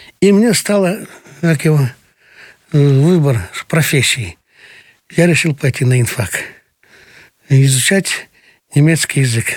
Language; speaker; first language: Russian; non-native, local second language; Kyrgyz